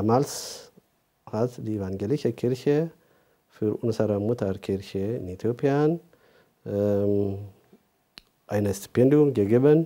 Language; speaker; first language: German; non-native, fluent; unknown